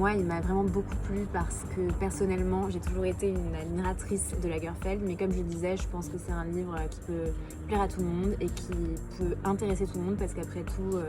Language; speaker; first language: French; native; French